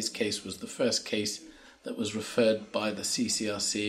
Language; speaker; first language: English; native; English